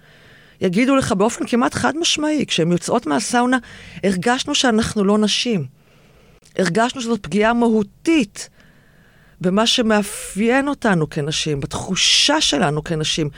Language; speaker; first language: Hebrew; native; Hebrew